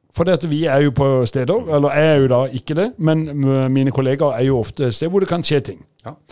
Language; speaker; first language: Norwegian; native; Norwegian